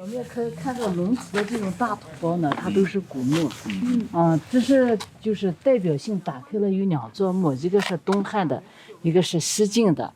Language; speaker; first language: Chinese; native; Chinese